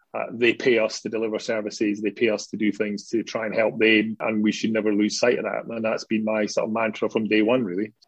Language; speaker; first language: English; native; English